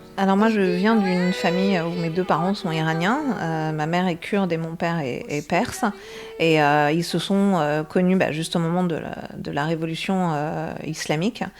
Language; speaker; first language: French; early bilingual, other home language; Persian